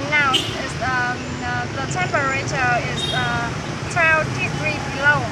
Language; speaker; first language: English; non-native, learner; Vietnamese